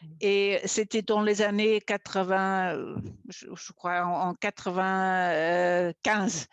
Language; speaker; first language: French; non-native, fluent; German